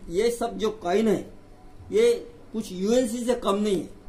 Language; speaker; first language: Hindi; non-native, local second language; Marathi